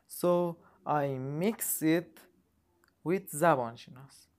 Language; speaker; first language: English; non-native, learner; Persian